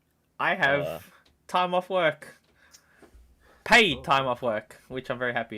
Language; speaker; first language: English; native; English